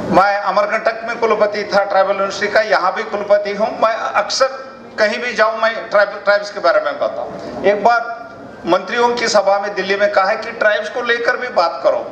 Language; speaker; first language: Hindi; non-native, local second language; Kannada